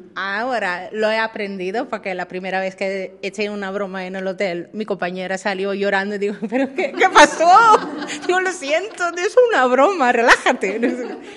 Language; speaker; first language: Spanish; non-native, fluent; Dutch